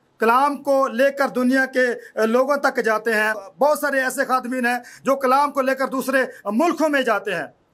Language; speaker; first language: Urdu; non-native, local second language; Punjabi